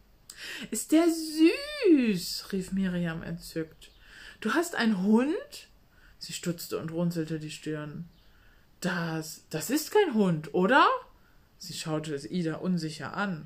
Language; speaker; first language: German; native; German